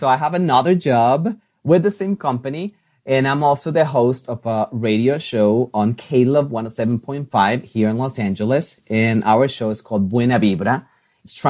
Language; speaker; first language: English; non-native, fluent; Spanish